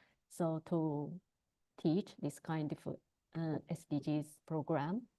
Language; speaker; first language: English; non-native, learner; Chinese